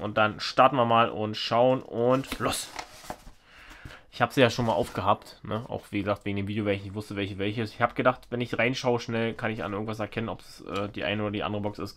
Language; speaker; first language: German; native; German